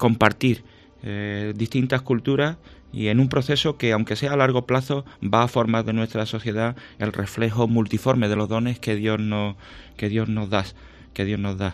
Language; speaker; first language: Spanish; native; Spanish